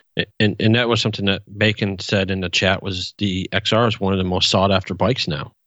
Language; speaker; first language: English; native; English